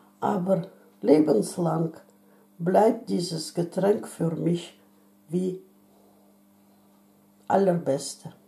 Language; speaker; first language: German; non-native, fluent; Russian